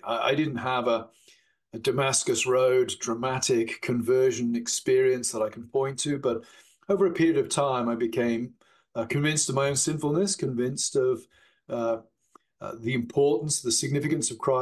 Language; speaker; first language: English; native; English